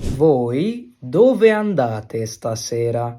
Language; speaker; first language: Italian; non-native, fluent; Bangla